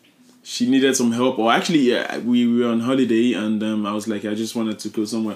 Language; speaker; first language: English; non-native, local second language; Yoruba